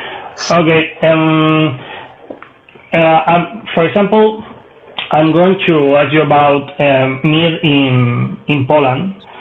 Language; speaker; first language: English; non-native, learner; Spanish